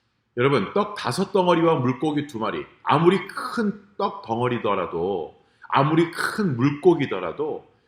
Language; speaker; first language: Korean; native; Korean